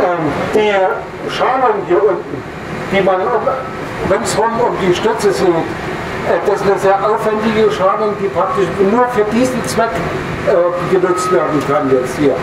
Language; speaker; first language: German; native; German